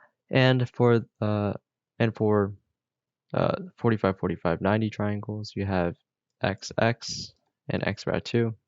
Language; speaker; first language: English; native; English